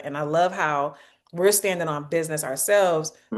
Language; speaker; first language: English; native; English